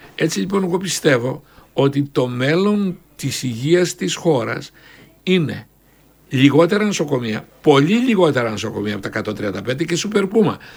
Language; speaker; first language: Greek; native; Greek